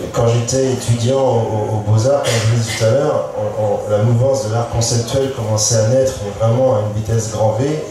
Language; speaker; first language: French; native; French